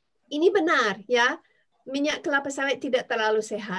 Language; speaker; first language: Indonesian; non-native, fluent; English